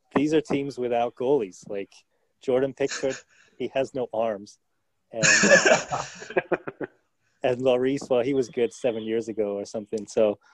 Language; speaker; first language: English; native; English